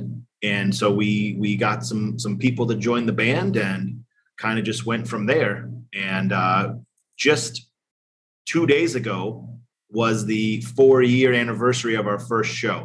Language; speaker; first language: English; native; English